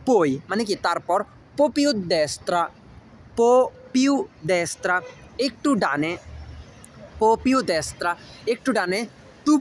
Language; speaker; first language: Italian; non-native, learner; Bangla